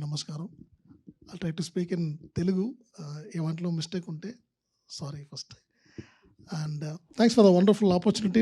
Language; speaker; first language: Telugu; non-native, learner; Tamil